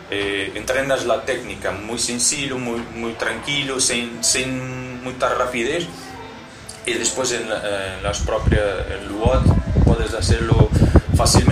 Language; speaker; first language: Spanish; non-native, learner; Portuguese